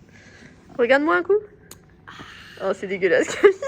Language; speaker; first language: French; native; French